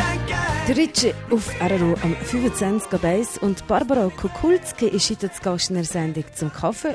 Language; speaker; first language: German; native; German